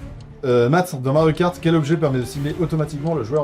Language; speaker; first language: French; native; French